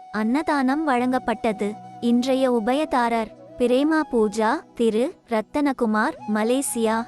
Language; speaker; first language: Tamil; native; Tamil